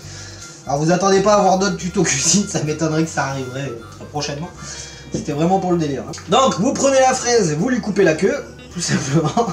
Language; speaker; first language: French; native; French